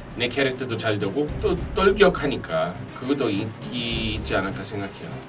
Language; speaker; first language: Korean; non-native, fluent; English